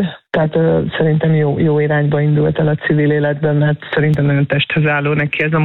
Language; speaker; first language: Hungarian; native; Hungarian